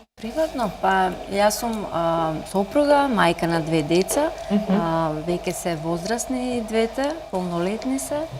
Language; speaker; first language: Macedonian; native; Macedonian